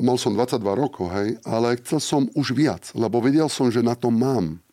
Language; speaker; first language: Slovak; non-native, fluent; Italian